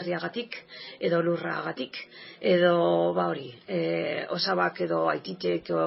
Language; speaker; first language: Basque; non-native, local second language; Spanish